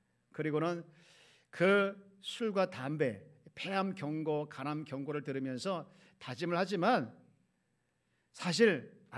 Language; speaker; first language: Korean; native; Korean